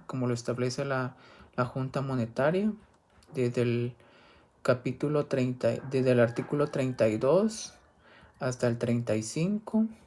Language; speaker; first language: Spanish; native; Spanish